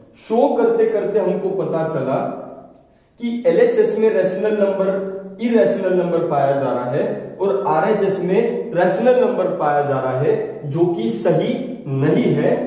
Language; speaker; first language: Hindi; native; Hindi